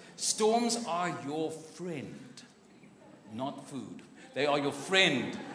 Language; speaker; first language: English; non-native, local second language; Afrikaans